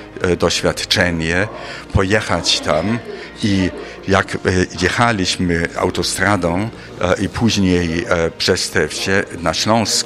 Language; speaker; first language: Polish; non-native, fluent; German